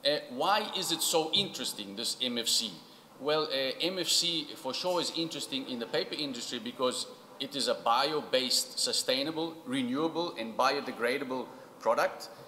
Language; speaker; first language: English; non-native, fluent; Italian